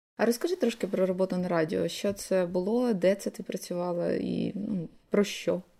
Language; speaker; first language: Ukrainian; native; Ukrainian